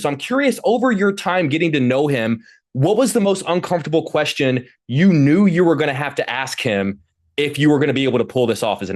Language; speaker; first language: English; native; English